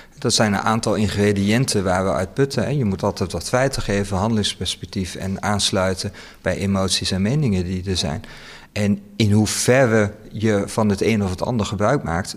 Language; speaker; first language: Dutch; native; Dutch